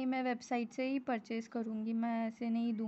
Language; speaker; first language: Hindi; native; Hindi